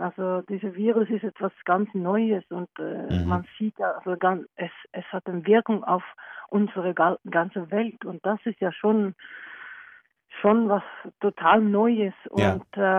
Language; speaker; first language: German; non-native, learner; Norwegian